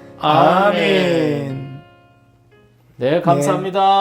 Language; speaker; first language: Korean; native; Korean